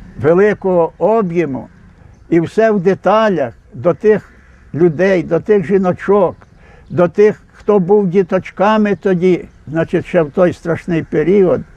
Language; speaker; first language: Ukrainian; native; Ukrainian